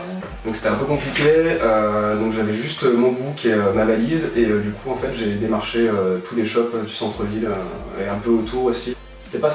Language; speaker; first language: French; native; French